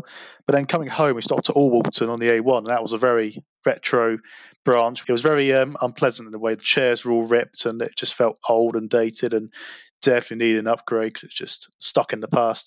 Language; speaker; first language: English; native; English